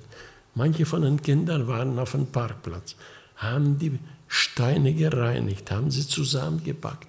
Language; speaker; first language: German; early bilingual, heritage; German